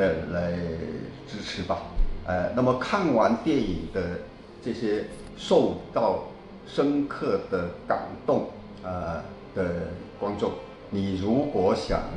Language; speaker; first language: Chinese; native; Chinese